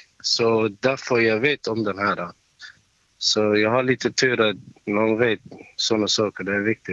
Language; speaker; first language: Swedish; non-native, learner; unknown